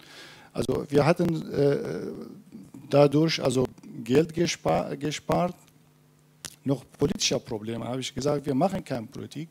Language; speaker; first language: German; non-native, fluent; Kurdish